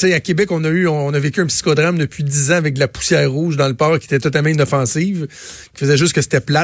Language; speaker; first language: French; native; French